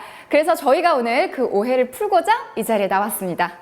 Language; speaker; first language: Korean; native; Korean